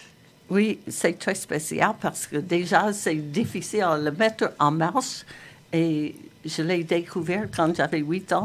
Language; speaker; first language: French; non-native, fluent; English